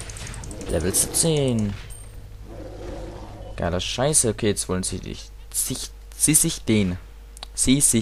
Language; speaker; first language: German; native; German